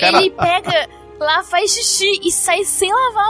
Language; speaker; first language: Portuguese; native; Portuguese